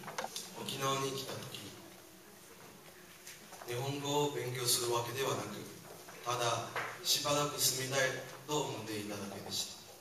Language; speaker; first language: Japanese; non-native, fluent; Chinese